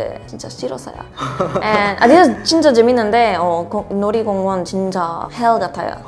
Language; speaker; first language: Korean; non-native, learner; English